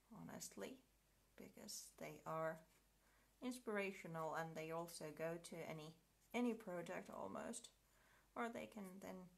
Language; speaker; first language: English; non-native, fluent; Finnish